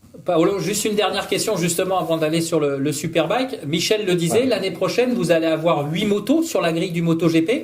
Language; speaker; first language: French; native; French